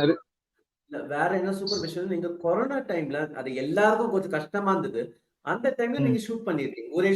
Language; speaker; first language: Tamil; early bilingual, heritage; Tamil